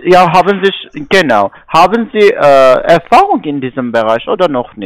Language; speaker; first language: German; non-native, learner; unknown